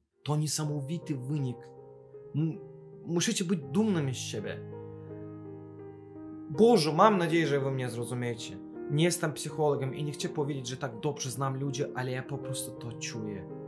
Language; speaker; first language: Polish; non-native, fluent; Azerbaijani